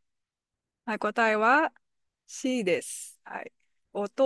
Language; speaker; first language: Japanese; non-native, learner; Filipino